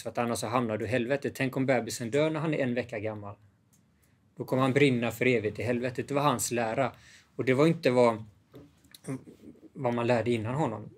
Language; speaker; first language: Swedish; native; Swedish